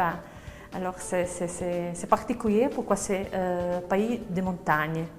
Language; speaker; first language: French; non-native, learner; Slovak